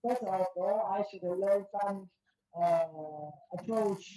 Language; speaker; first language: English; non-native, learner; Chinese